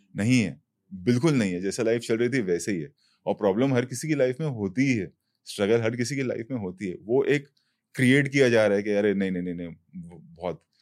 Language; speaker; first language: Hindi; native; Hindi